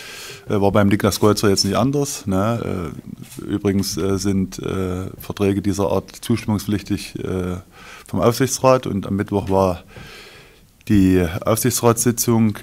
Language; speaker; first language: German; native; German